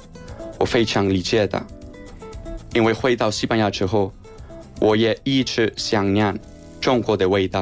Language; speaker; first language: Chinese; non-native, fluent; Spanish